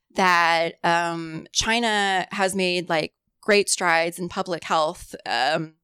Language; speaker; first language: English; early bilingual, other home language; Cantonese